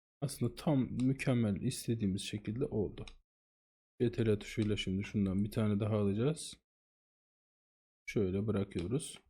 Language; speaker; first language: Turkish; native; Turkish